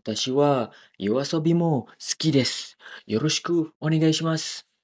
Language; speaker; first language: Japanese; non-native, learner; Malay